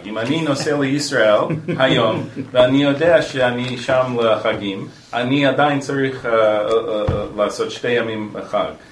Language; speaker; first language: Hebrew; non-native, fluent; English